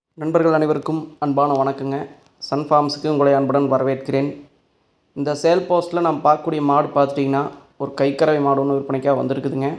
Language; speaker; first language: Tamil; native; Tamil